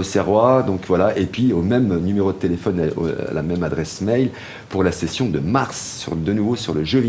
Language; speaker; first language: French; native; French